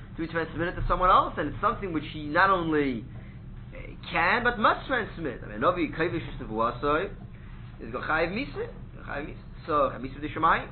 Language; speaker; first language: English; native; English